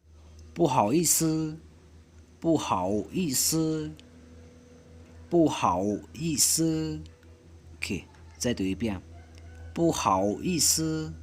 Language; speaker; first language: Chinese; non-native, fluent; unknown